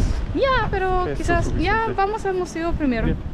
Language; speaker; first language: Spanish; non-native, fluent; German